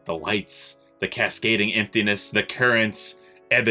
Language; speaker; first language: English; native; English